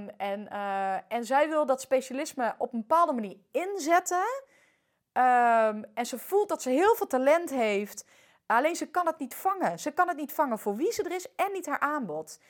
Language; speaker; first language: Dutch; early bilingual, other home language; French